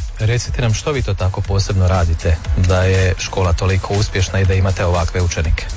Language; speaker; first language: Croatian; native; Croatian